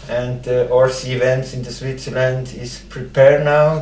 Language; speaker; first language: English; non-native, learner; German